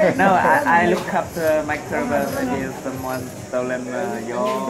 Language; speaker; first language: English; non-native, learner; Vietnamese